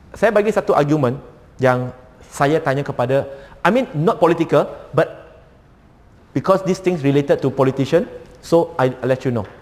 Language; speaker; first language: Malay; non-native, local second language; Cantonese